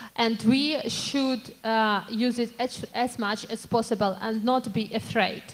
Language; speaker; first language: English; non-native, fluent; Ukrainian